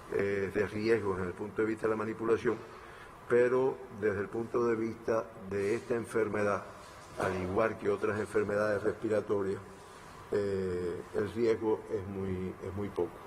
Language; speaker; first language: Spanish; native; Spanish